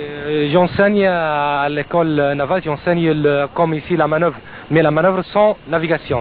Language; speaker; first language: French; non-native, fluent; Arabic